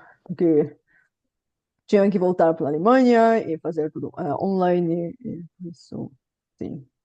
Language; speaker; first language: Portuguese; non-native, fluent; Bulgarian